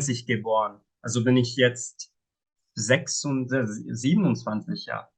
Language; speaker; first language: German; non-native, fluent; Arabic